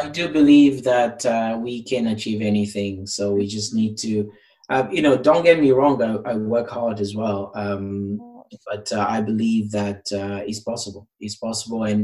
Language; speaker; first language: English; non-native, fluent; Portuguese